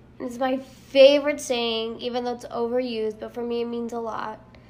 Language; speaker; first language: English; early bilingual, other home language; Spanish